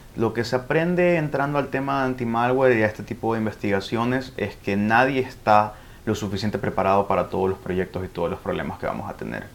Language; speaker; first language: Spanish; early bilingual, heritage; Spanish